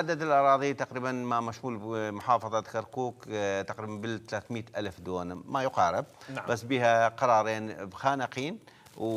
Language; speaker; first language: Arabic; non-native, local second language; Kurdish